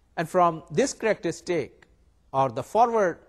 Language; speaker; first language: English; non-native, local second language; Urdu